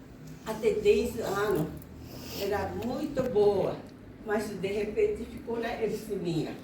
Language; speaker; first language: Portuguese; non-native, learner; Japanese